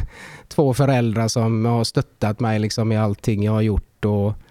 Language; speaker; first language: Swedish; early bilingual, other home language; Finnish